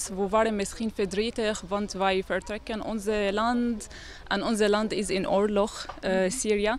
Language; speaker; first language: Dutch; non-native, learner; Arabic